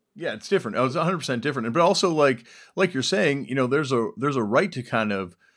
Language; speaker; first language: English; native; English